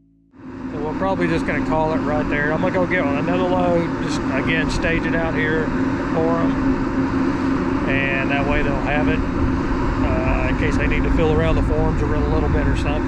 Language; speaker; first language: English; native; English